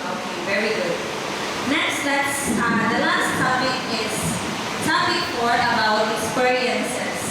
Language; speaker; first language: English; non-native, fluent; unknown